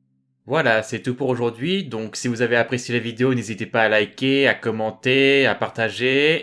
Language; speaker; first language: French; native; French